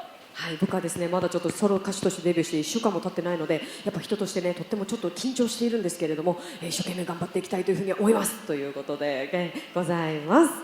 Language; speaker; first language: Japanese; native; Japanese